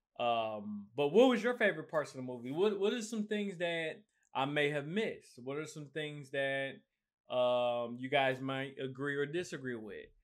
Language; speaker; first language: English; native; English